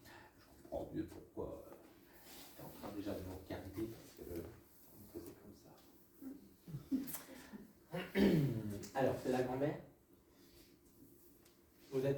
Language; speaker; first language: French; native; French